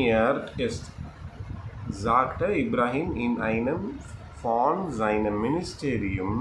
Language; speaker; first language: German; non-native, fluent; Tamil